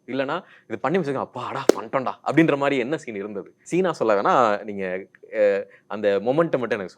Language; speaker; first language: Tamil; native; Tamil